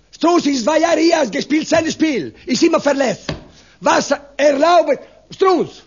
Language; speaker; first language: German; non-native, learner; Italian